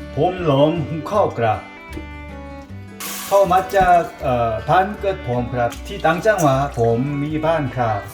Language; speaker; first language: Thai; non-native, learner; Korean